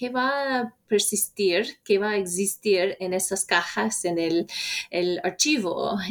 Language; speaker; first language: Spanish; non-native, fluent; English